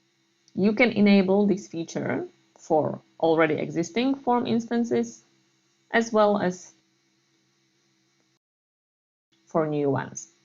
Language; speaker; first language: English; non-native, fluent; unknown